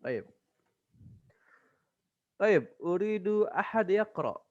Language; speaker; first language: Arabic; non-native, learner; Indonesian